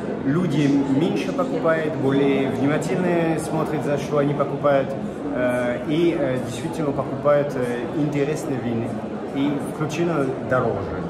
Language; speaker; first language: Russian; non-native, fluent; French